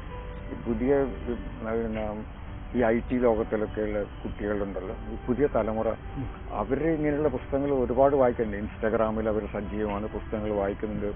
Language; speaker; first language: Malayalam; native; Malayalam